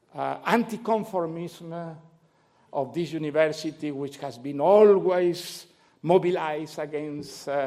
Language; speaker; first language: English; non-native, fluent; Spanish